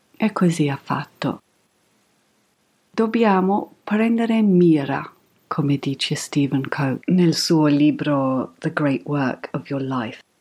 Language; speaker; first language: Italian; non-native, fluent; English